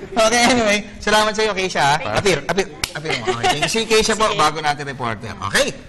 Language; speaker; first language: Filipino; native; Filipino